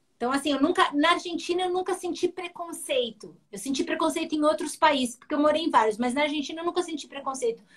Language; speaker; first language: Portuguese; early bilingual, heritage; Portuguese